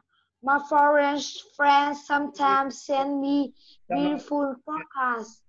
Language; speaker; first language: English; non-native, learner; Vietnamese